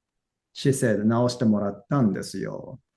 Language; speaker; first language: Japanese; non-native, fluent; English